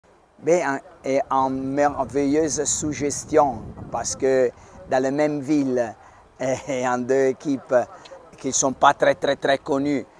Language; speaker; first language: French; non-native, learner; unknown